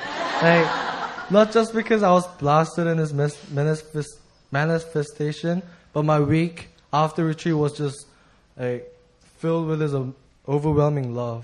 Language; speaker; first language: English; native; English